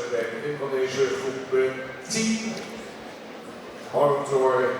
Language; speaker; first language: Dutch; native; Dutch